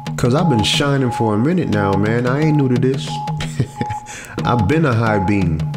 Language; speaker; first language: English; native; English